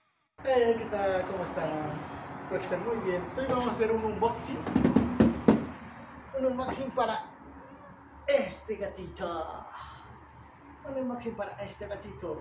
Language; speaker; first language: Spanish; native; Spanish